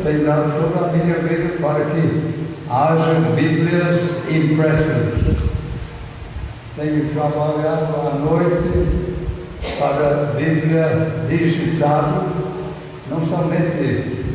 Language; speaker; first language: Portuguese; non-native, fluent; English